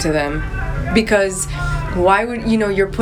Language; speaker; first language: English; native; English